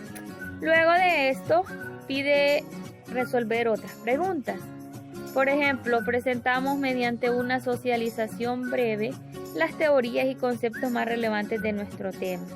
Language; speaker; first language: Spanish; native; Spanish